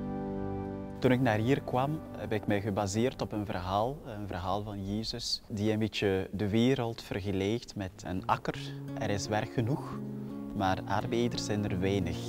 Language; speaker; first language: Dutch; non-native, fluent; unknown